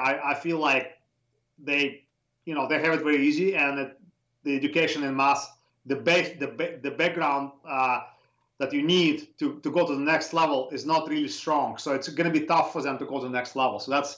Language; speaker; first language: English; non-native, fluent; Russian